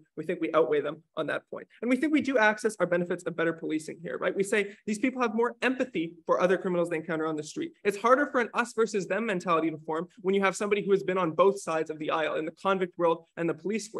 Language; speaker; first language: English; native; English